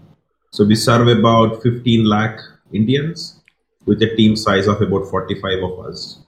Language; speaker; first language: English; non-native, local second language; Kannada